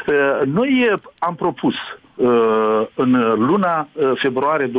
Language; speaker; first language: Romanian; native; Romanian